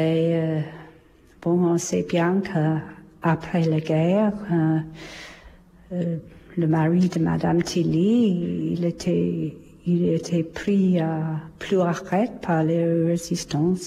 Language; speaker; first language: French; non-native, fluent; English